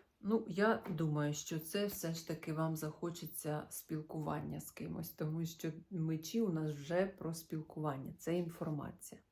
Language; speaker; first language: Ukrainian; non-native, local second language; Russian